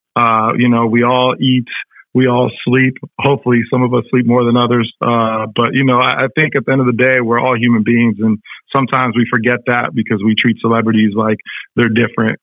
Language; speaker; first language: English; early bilingual, other home language; Spanish